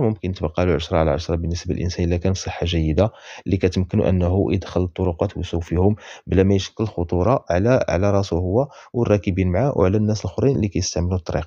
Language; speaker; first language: Arabic; native; Arabic